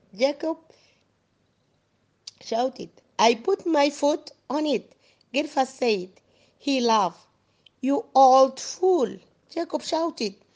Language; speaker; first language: English; non-native, fluent; Arabic